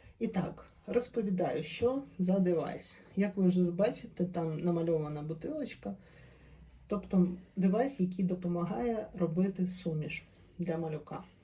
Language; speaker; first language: Ukrainian; native; Ukrainian